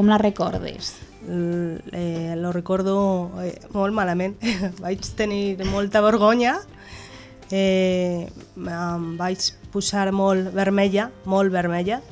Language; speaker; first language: Catalan; non-native, local second language; Spanish